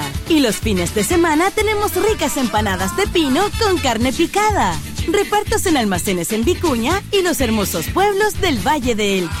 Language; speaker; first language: Spanish; native; Spanish